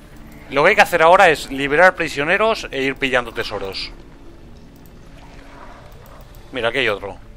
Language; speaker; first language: Spanish; native; Spanish